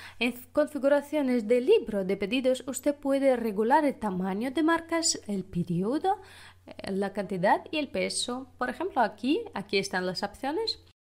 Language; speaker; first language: Spanish; non-native, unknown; Russian